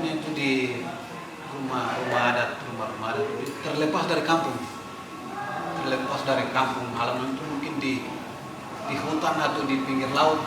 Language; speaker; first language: Indonesian; native; Indonesian